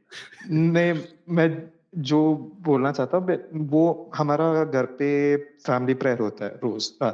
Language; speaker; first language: Hindi; non-native, local second language; Malayalam